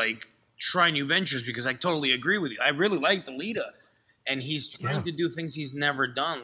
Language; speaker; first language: English; early bilingual, other home language; Spanish